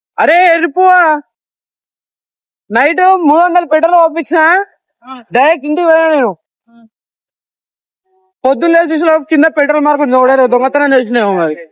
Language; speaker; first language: Telugu; native; Telugu